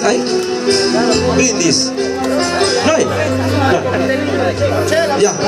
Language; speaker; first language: Spanish; native; Spanish